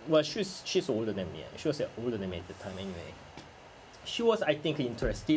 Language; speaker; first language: English; non-native, fluent; Korean